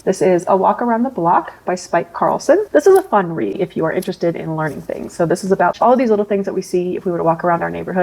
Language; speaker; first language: English; native; English